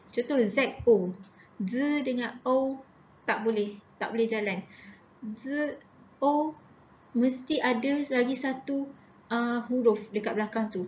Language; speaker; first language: Malay; native; Malay